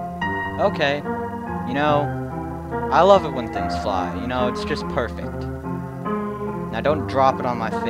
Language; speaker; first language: English; native; English